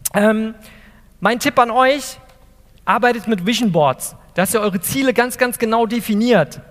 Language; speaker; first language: German; native; German